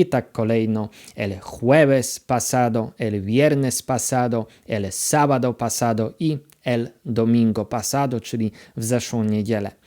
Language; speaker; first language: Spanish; non-native, fluent; Polish